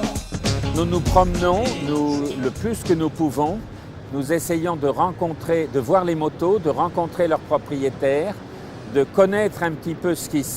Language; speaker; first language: French; native; French